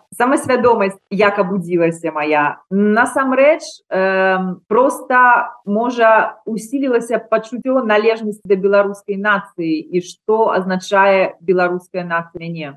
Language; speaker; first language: Belarusian; non-native, local second language; Russian